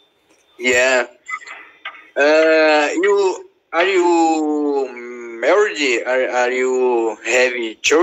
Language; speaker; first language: English; non-native, learner; Portuguese